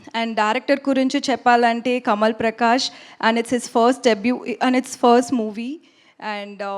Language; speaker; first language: Telugu; non-native, learner; Tamil